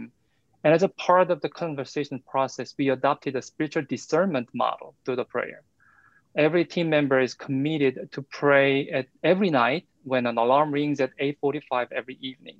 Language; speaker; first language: English; non-native, fluent; Korean